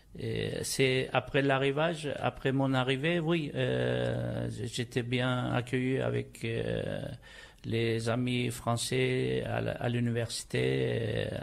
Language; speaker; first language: French; non-native, fluent; Turkish